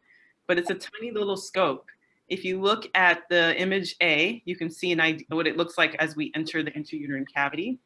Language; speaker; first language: English; native; English